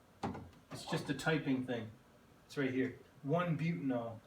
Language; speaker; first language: English; native; English